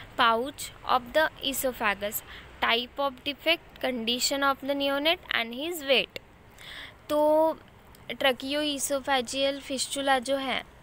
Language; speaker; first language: Hindi; non-native, local second language; Marathi